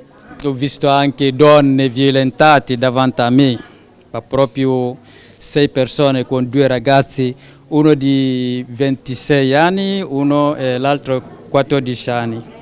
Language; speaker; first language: Italian; non-native, fluent; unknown